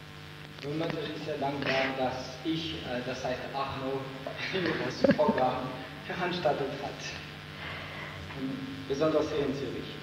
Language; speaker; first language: German; non-native, fluent; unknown